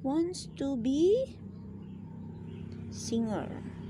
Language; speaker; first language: English; non-native, fluent; Indonesian